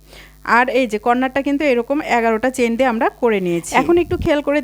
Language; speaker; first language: Bangla; native; Bangla